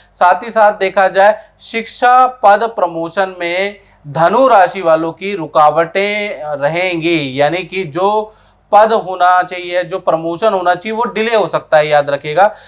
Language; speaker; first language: Hindi; native; Hindi